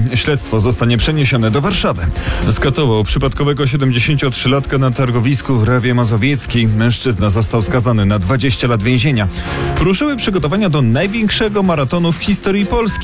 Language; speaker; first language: Polish; native; Polish